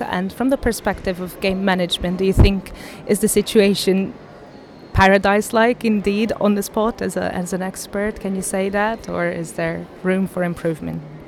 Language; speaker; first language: English; non-native, fluent; Hungarian